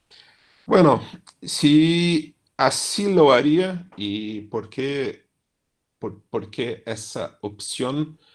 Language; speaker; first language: Spanish; non-native, fluent; Portuguese